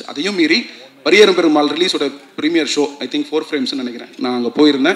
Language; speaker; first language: Tamil; native; Tamil